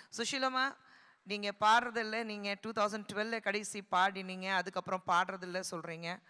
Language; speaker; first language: Tamil; non-native, fluent; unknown